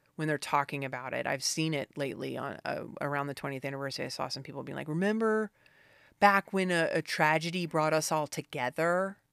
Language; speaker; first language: English; native; English